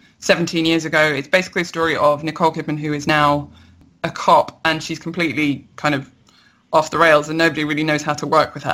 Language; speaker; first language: English; native; English